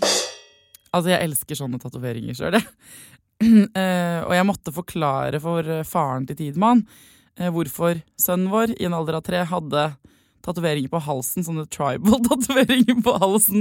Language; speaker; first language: Norwegian; native; Norwegian